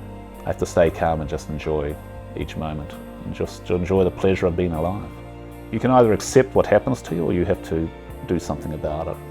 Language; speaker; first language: English; native; English